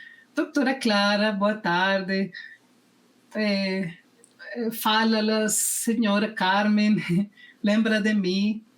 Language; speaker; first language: Portuguese; non-native, fluent; Spanish